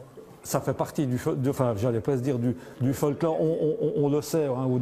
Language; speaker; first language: French; native; French